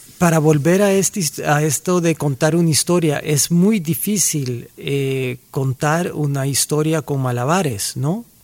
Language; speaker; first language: Spanish; native; Spanish